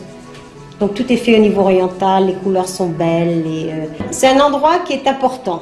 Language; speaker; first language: French; native; French